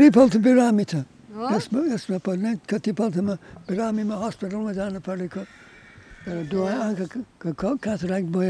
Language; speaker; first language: Nepali; non-native, learner; English